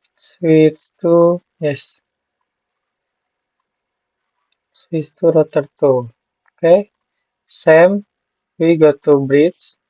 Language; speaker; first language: English; non-native, learner; Indonesian